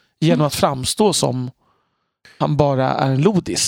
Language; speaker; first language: Swedish; native; Swedish